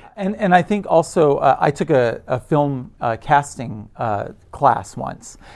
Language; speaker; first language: English; early bilingual, other home language; Arabic